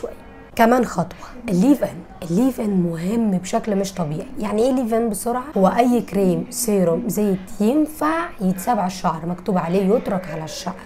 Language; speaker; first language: Arabic; native; Arabic